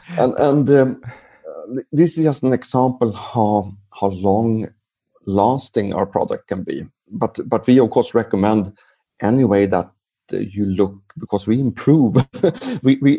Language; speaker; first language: English; non-native, fluent; Swedish